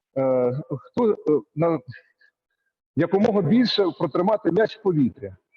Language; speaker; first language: Ukrainian; native; Ukrainian